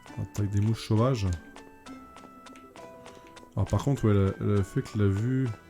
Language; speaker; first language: French; native; French